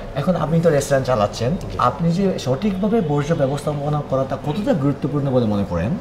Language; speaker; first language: Bangla; non-native, fluent; Japanese